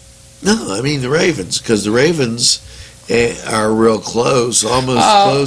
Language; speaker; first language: English; native; English